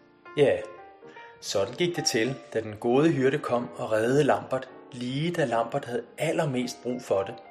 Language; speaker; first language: Danish; native; Danish